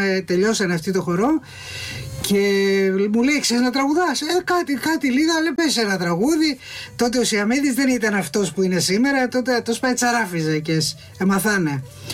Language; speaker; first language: Greek; native; Greek